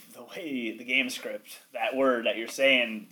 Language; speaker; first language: English; native; English